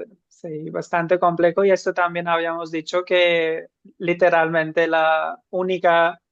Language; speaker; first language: Spanish; non-native, fluent; Hindi